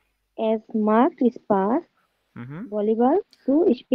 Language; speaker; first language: German; non-native, learner; Bangla